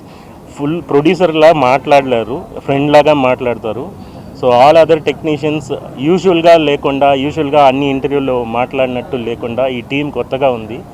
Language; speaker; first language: Telugu; non-native, fluent; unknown